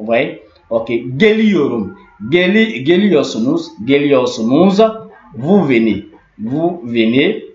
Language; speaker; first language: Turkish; non-native, learner; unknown